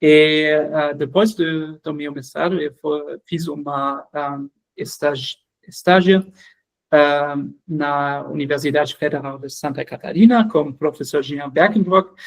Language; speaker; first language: Portuguese; non-native, fluent; German